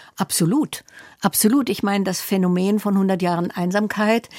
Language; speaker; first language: German; native; German